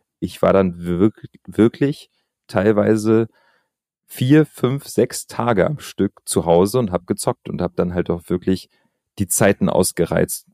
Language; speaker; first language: German; early bilingual, other home language; Albanian